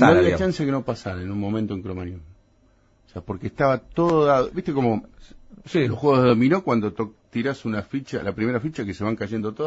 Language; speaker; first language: Spanish; native; Spanish